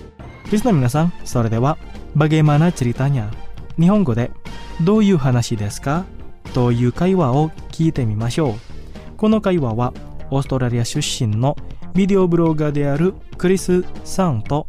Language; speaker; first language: Japanese; non-native, fluent; Indonesian